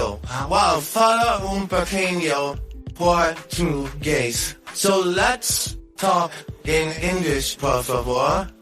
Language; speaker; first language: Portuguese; non-native, learner; English